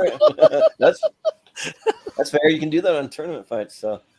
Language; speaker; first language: English; native; English